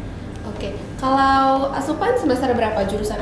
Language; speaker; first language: Indonesian; native; Indonesian